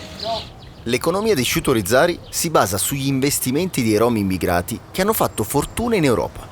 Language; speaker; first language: Italian; native; Italian